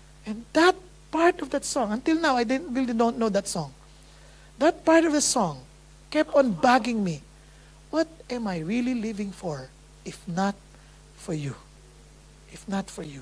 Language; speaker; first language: English; non-native, local second language; Filipino